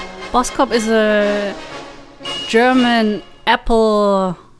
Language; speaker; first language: English; non-native, fluent; German